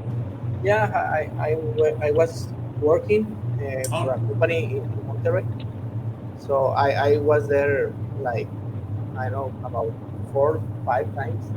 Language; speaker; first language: English; non-native, learner; Spanish